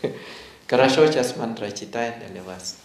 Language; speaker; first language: Russian; non-native, learner; Thai